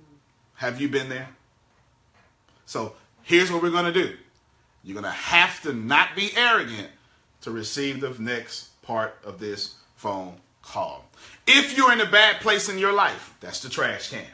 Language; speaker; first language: English; native; English